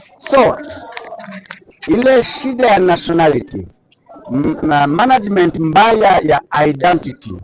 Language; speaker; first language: Swahili; non-native, local second language; Kinyarwanda